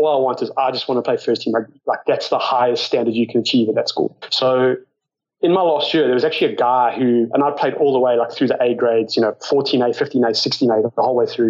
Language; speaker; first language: English; native; English